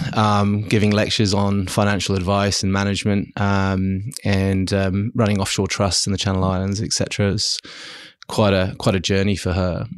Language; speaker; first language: English; early bilingual, other home language; German